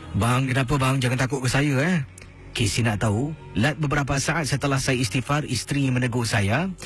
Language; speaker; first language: Malay; native; Malay